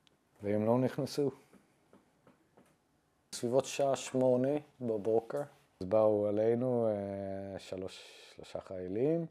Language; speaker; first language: Hebrew; non-native, fluent; English